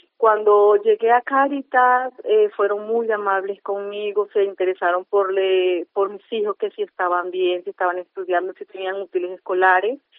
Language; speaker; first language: Spanish; native; Spanish